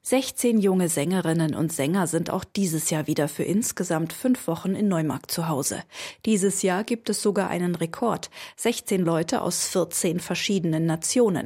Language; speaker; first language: German; native; German